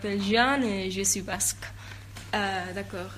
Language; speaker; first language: French; non-native, learner; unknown